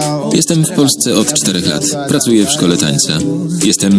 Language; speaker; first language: Polish; non-native, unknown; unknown